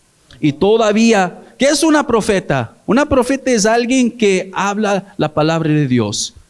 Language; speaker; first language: Spanish; early bilingual, heritage; English